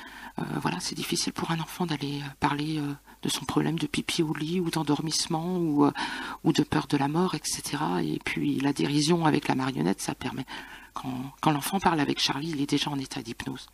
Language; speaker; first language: French; native; French